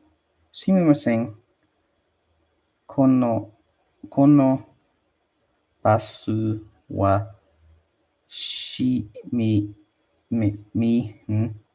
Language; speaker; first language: Japanese; non-native, learner; English